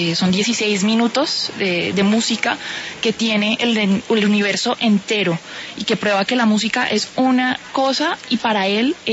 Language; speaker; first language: Spanish; native; Spanish